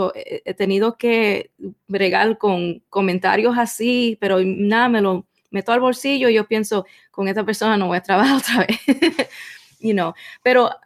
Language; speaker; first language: Spanish; early bilingual, heritage; Spanish